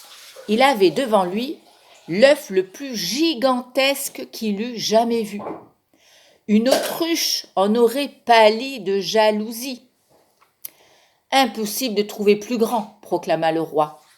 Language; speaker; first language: French; native; French